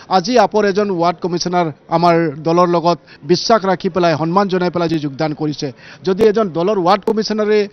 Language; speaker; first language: Assamese; native; Assamese